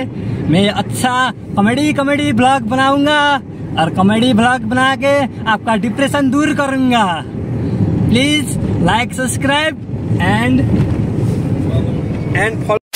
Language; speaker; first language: Hindi; non-native, learner; Nepali